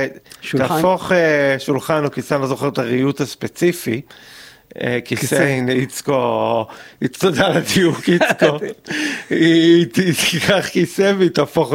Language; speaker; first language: Hebrew; native; Hebrew